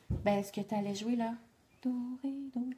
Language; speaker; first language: French; native; French